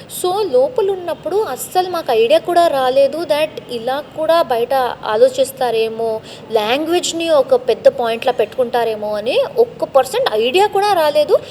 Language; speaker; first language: Telugu; non-native, local second language; Tamil